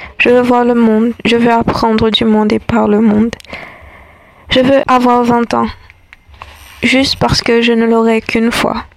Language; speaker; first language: French; non-native, local second language; Haitian Creole